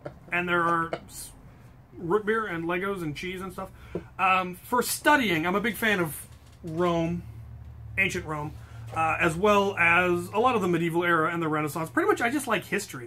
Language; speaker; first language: English; native; English